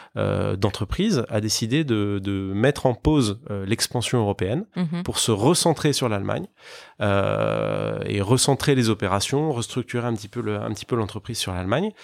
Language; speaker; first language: French; native; French